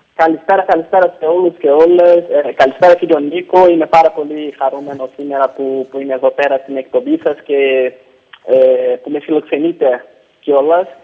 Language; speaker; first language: Greek; non-native, fluent; Portuguese